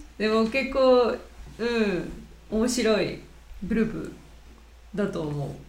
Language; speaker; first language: Japanese; non-native, fluent; Spanish